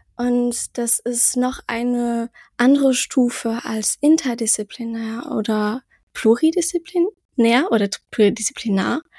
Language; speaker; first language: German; early bilingual, heritage; French